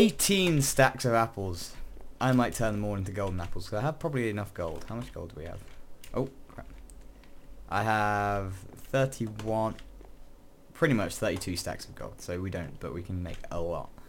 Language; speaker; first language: English; native; English